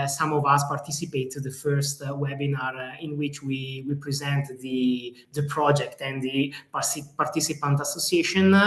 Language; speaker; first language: English; non-native, fluent; Italian